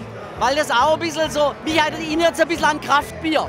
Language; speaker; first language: German; native; German